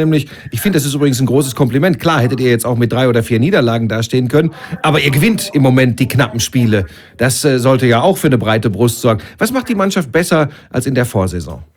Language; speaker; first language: German; native; German